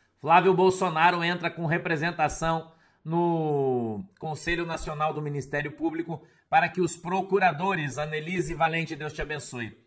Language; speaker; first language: Portuguese; native; Portuguese